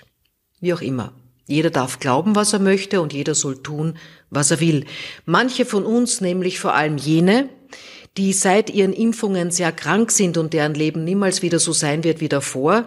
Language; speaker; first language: German; native; German